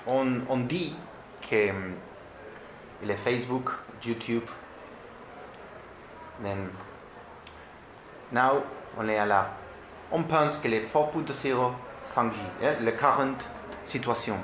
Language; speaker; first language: French; non-native, learner; Spanish